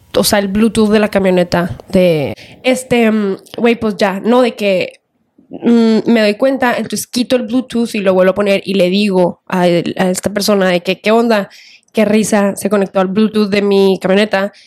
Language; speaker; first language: Spanish; native; Spanish